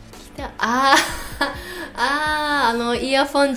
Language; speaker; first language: Japanese; non-native, fluent; English